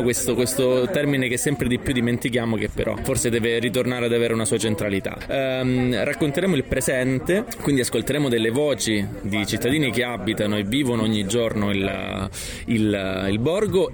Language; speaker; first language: Italian; native; Italian